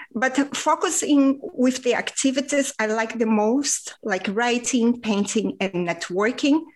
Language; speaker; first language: English; non-native, fluent; Portuguese